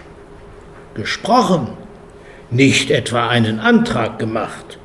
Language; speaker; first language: German; native; German